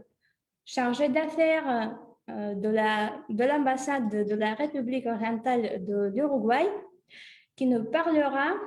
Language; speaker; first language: French; non-native, fluent; Russian